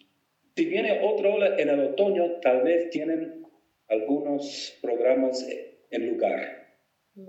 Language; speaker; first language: Spanish; non-native, fluent; English